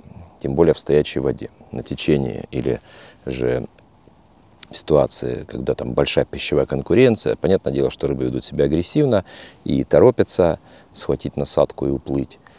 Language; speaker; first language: Russian; native; Russian